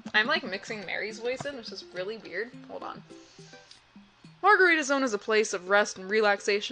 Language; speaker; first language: English; native; English